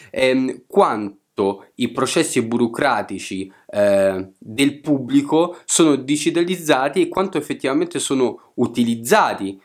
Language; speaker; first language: Italian; native; Italian